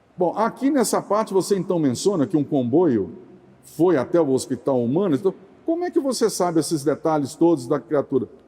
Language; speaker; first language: Portuguese; native; Portuguese